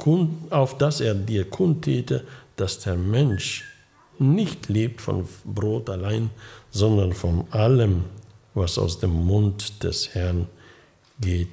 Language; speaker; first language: German; early bilingual, heritage; German